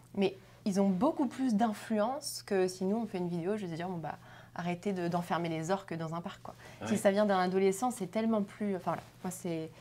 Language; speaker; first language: French; native; French